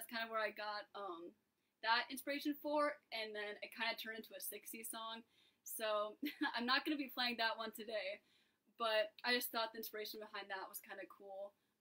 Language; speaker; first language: English; native; English